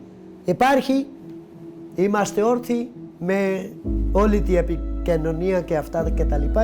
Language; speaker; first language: Greek; non-native, learner; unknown